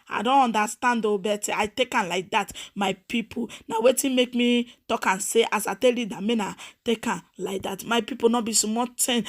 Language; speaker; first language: Nigerian Pidgin; non-native, local second language; Yoruba